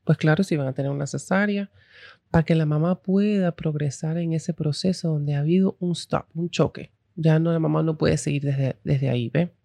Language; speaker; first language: Spanish; early bilingual, heritage; Spanish